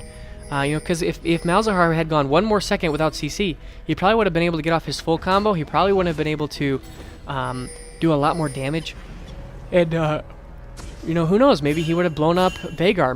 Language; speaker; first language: English; native; English